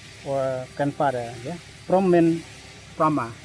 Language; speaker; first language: English; non-native, local second language; Khmer